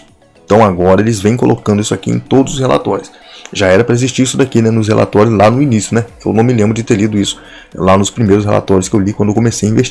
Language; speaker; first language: Portuguese; native; Portuguese